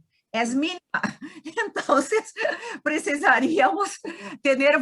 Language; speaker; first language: Spanish; non-native, learner; Portuguese